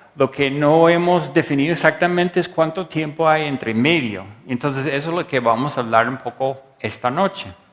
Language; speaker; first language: Spanish; non-native, fluent; English